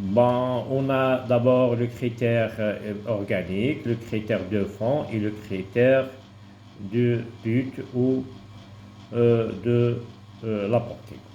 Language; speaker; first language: French; non-native, local second language; Arabic